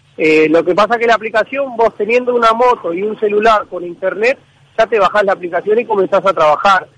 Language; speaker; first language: Spanish; native; Spanish